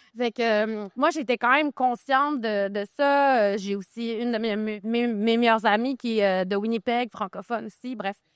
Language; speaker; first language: French; native; French